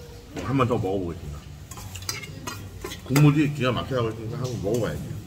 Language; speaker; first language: Korean; native; Korean